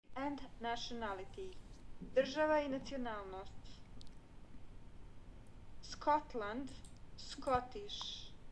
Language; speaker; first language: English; non-native, fluent; Croatian